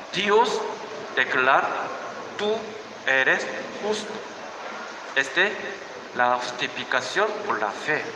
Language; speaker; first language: Spanish; non-native, learner; Korean